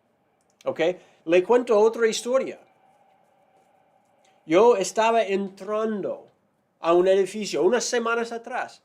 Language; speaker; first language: Spanish; non-native, fluent; English